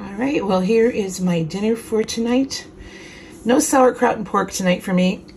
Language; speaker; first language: English; native; English